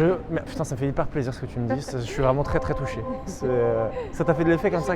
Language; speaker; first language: French; native; French